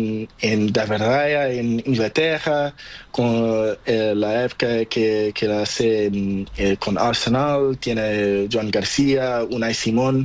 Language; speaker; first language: Spanish; non-native, learner; Portuguese